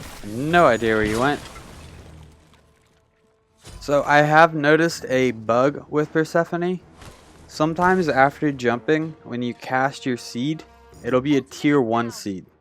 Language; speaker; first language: English; native; English